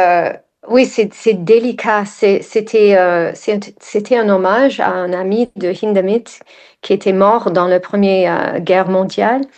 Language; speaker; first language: French; non-native, fluent; English